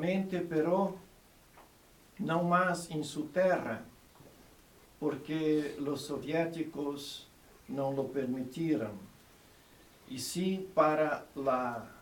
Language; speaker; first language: Spanish; non-native, fluent; Portuguese